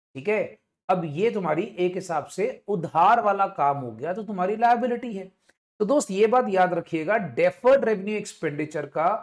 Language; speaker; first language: Hindi; non-native, local second language; Punjabi